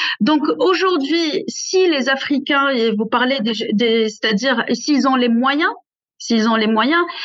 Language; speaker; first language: French; non-native, local second language; Arabic